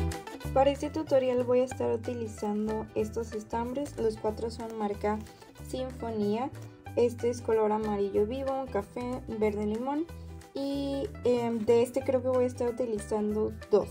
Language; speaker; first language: Spanish; native; Spanish